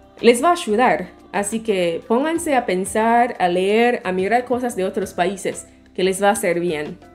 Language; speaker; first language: Spanish; non-native, fluent; English